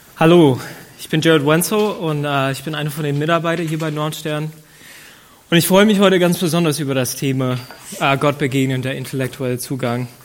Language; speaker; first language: German; non-native, fluent; English